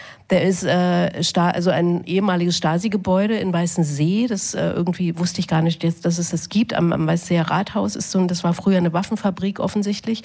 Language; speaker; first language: German; native; German